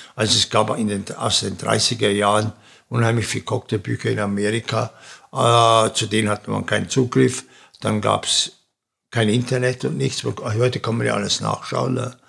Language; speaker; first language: German; native; German